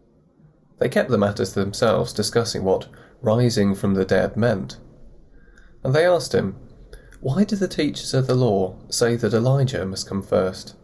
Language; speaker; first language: English; native; English